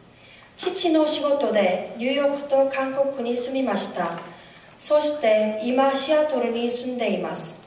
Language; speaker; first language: Japanese; non-native, learner; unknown